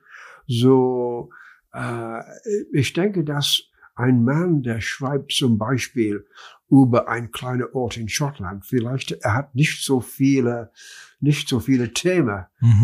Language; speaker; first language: German; non-native, learner; English